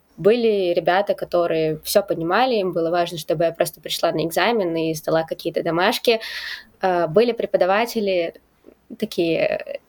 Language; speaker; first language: Russian; native; Russian